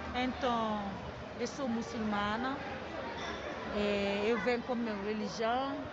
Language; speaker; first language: Portuguese; non-native, learner; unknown